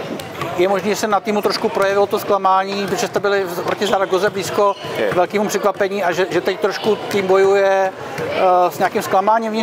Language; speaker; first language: Czech; native; Czech